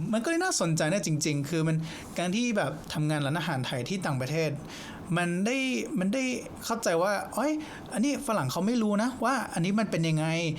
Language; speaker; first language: Thai; non-native, fluent; English